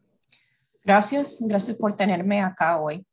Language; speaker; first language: Spanish; non-native, fluent; English